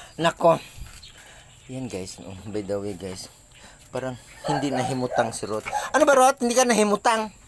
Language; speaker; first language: Filipino; non-native, local second language; Cebuano